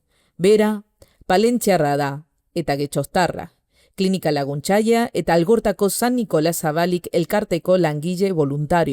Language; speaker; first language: Basque; non-native, fluent; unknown